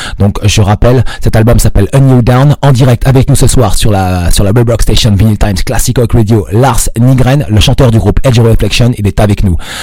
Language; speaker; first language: French; non-native, local second language; Arabic